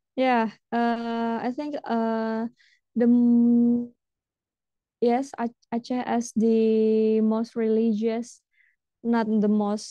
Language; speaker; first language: English; non-native, fluent; Indonesian